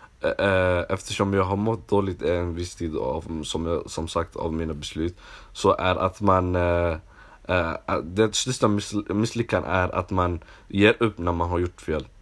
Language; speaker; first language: Swedish; non-native, local second language; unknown